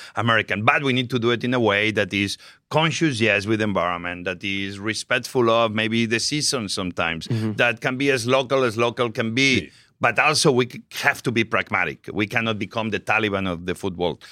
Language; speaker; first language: English; non-native, fluent; Spanish